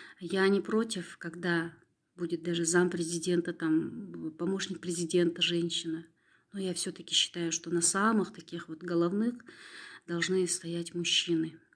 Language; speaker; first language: Russian; non-native, local second language; Kazakh